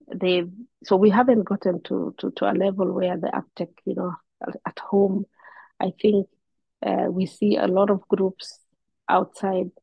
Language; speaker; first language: English; non-native, local second language; Somali